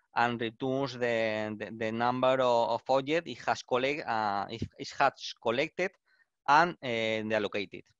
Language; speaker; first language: English; non-native, learner; Spanish